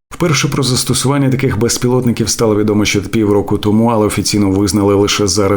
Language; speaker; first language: Ukrainian; native; Ukrainian